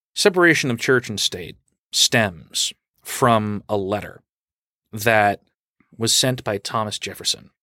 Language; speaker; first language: English; native; English